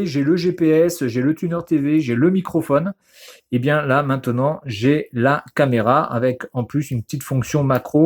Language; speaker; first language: French; native; French